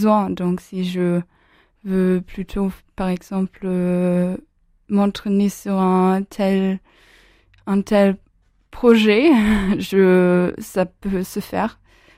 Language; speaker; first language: French; non-native, fluent; German